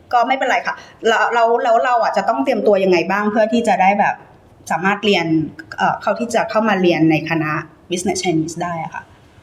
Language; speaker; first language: Thai; native; Thai